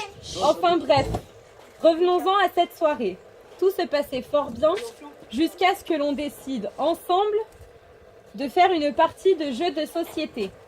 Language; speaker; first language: French; native; French